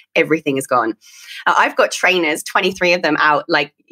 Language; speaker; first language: English; native; English